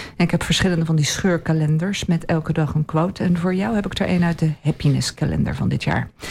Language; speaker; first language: Dutch; native; Dutch